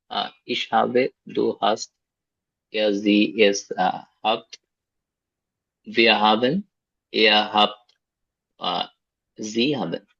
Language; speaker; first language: German; non-native, learner; Bangla